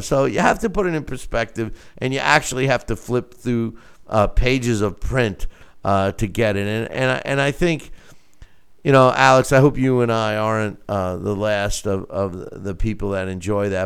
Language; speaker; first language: English; native; English